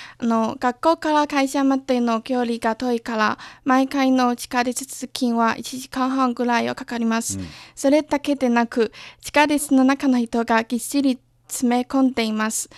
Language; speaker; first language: Japanese; non-native, learner; Chinese